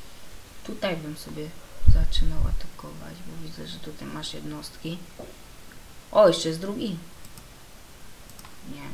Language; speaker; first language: Polish; native; Polish